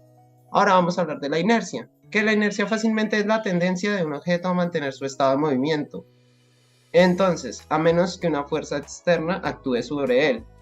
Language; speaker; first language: Spanish; native; Spanish